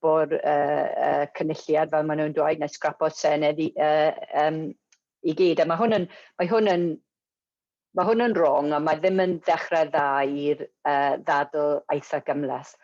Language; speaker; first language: Welsh; non-native, local second language; English